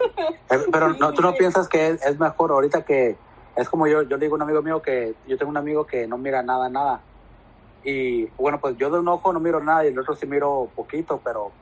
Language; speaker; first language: Spanish; native; Spanish